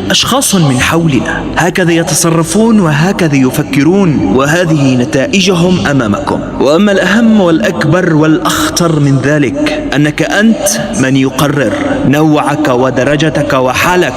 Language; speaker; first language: Arabic; native; Arabic